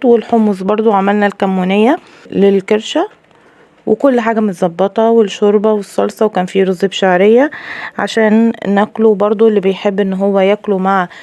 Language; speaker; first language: Arabic; native; Arabic